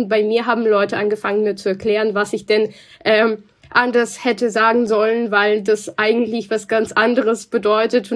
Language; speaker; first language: German; non-native, fluent; Russian